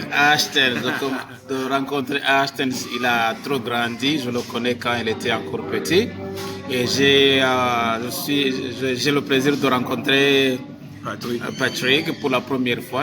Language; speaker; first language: French; non-native, local second language; Kinyarwanda